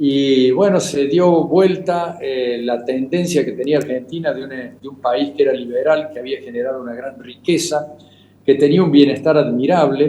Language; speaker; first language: Spanish; native; Spanish